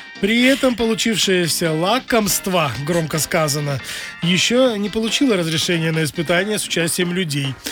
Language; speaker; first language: Russian; native; Russian